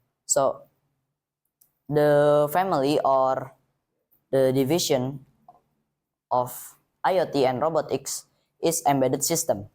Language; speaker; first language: English; non-native, learner; Indonesian